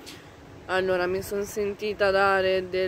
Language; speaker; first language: Italian; native; Italian